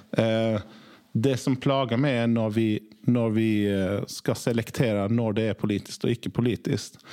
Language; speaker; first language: Norwegian; early bilingual, other home language; Swedish